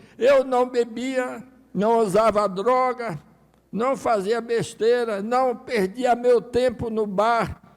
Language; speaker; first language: Portuguese; early bilingual, other home language; Russian